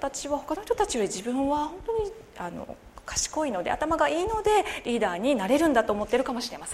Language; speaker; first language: Japanese; native; Japanese